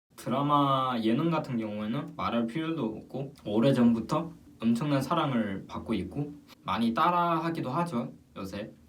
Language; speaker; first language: Korean; non-native, fluent; Chinese